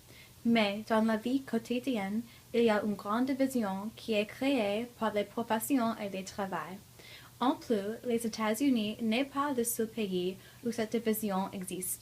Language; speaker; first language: French; non-native, learner; English